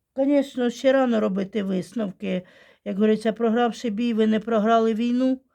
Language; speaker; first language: Ukrainian; non-native, local second language; Russian